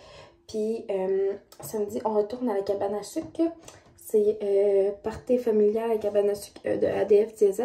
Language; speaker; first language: French; native; French